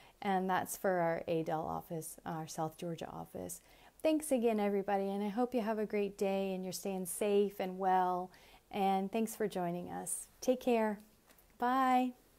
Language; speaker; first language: English; native; English